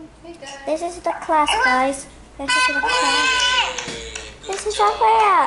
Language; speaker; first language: English; non-native, learner; Indonesian